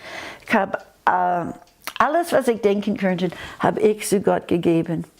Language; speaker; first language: German; non-native, fluent; English